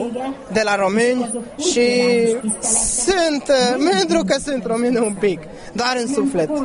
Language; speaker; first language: Romanian; non-native, fluent; Hungarian